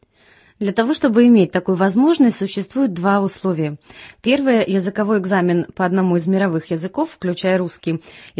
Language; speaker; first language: Russian; native; Russian